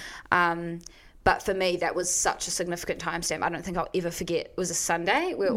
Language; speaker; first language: English; native; English